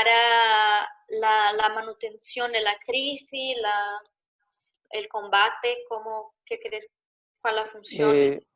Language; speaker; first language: Spanish; non-native, learner; Portuguese